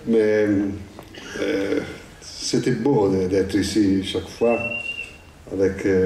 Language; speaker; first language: French; non-native, fluent; Italian